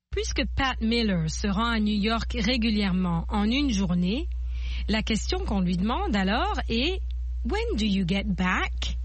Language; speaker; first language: French; native; French